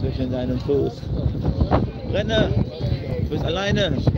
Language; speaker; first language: German; non-native, fluent; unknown